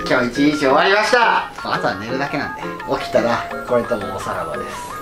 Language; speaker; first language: Japanese; native; Japanese